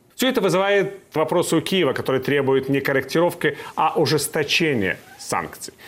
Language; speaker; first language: Russian; native; Russian